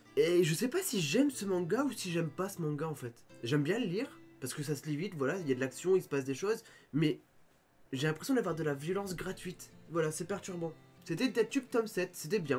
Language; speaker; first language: French; native; French